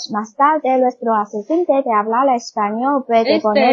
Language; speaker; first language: Spanish; non-native, learner; Chinese